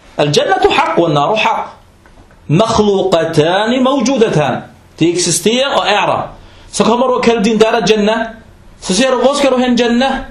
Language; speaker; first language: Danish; non-native, fluent; Arabic